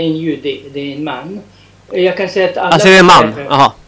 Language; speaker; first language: Swedish; non-native, fluent; Arabic